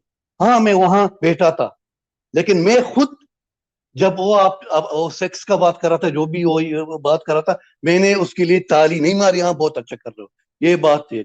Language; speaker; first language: Hindi; non-native, fluent; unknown